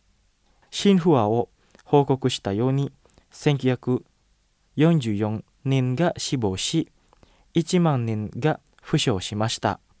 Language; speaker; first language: Japanese; non-native, fluent; Indonesian